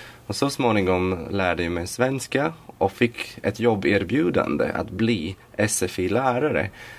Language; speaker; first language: Swedish; non-native, fluent; Latvian